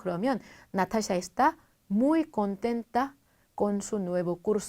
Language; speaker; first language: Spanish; non-native, fluent; Korean